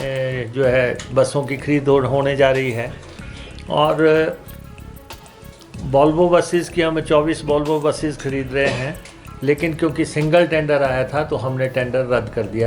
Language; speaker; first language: Hindi; native; Hindi